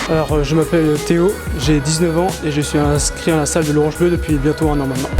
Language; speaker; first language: French; native; French